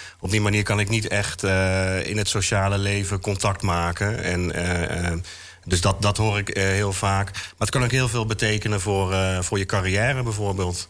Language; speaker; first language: Dutch; native; Dutch